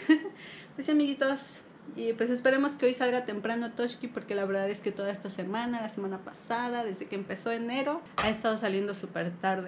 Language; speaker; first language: Spanish; native; Spanish